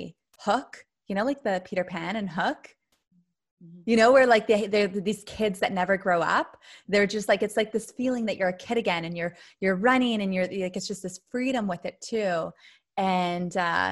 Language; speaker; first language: English; native; English